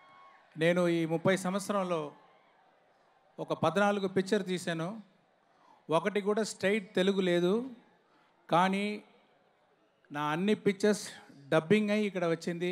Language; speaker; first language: Telugu; non-native, local second language; Tamil